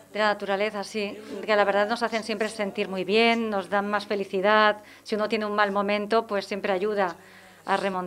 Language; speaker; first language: Spanish; native; Spanish